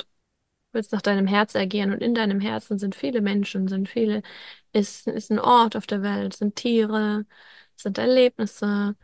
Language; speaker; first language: German; native; German